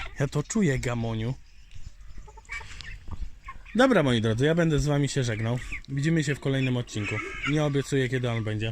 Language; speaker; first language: Polish; native; Polish